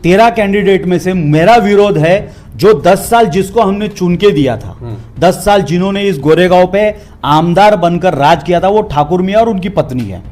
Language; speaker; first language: Hindi; non-native, local second language; Marathi